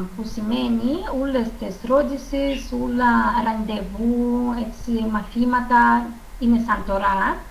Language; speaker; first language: Greek; non-native, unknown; Russian